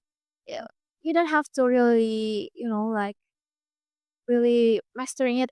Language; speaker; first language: English; non-native, fluent; Indonesian